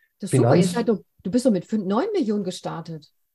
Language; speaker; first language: German; native; German